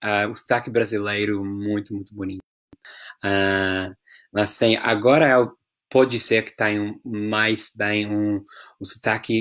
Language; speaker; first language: Portuguese; non-native, fluent; English